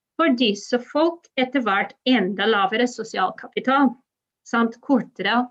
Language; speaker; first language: Norwegian; non-native, fluent; English